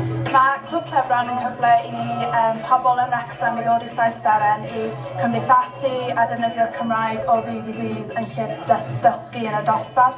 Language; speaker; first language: Welsh; non-native, learner; English